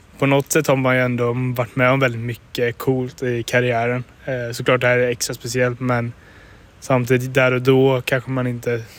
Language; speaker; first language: Swedish; native; Swedish